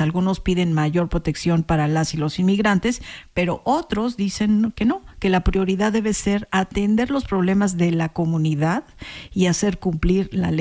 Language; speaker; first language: Spanish; native; Spanish